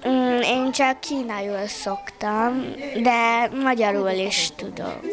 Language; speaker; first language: Hungarian; early bilingual, other home language; Chinese